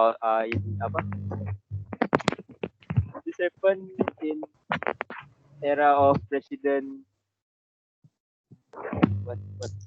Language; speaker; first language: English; non-native, local second language; Malay